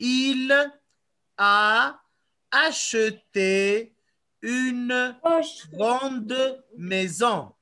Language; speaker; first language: French; non-native, local second language; Arabic